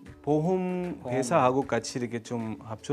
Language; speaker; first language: Korean; non-native, fluent; Urdu